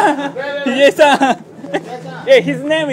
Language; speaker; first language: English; non-native, learner; Japanese